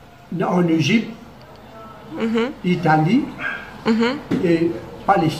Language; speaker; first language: French; non-native, learner; Morisyen